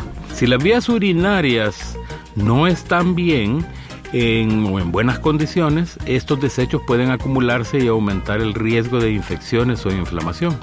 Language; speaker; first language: Spanish; native; Spanish